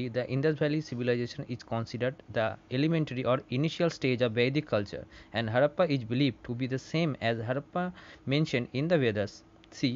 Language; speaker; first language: English; non-native, local second language; Bangla